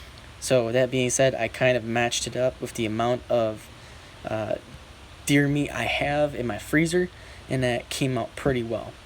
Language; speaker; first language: English; native; English